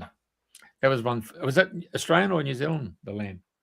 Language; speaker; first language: English; native; English